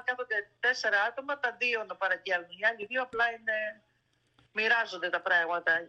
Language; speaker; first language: Greek; native; Greek